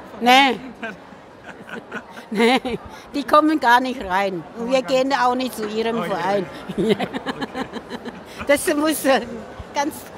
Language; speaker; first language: German; non-native, fluent; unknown